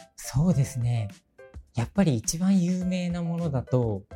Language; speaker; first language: Japanese; native; Japanese